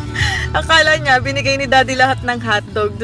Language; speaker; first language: Filipino; native; Filipino